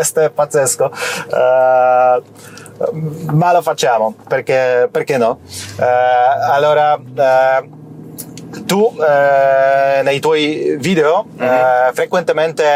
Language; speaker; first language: Italian; non-native, learner; Polish